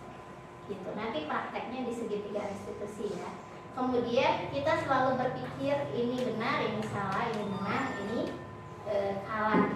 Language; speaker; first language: Indonesian; native; Indonesian